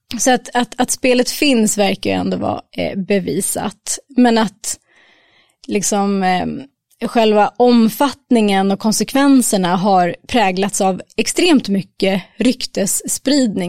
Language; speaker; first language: Swedish; native; Swedish